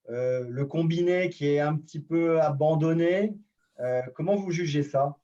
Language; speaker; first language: French; native; French